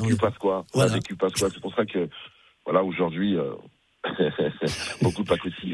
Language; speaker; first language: French; early bilingual, other home language; Bambara